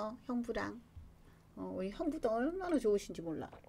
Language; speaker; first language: Korean; native; Korean